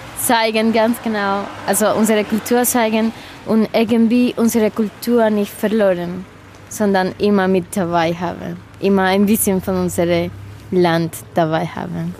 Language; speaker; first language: German; non-native, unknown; Spanish